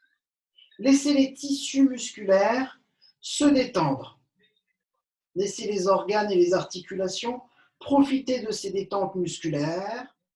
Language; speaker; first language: French; native; French